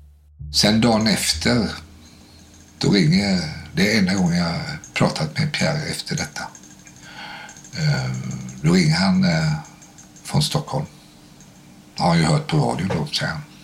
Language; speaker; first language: Swedish; native; Swedish